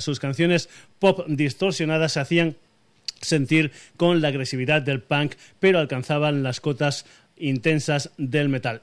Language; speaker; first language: Spanish; native; Spanish